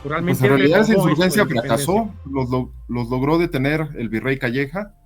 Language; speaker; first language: Spanish; native; Spanish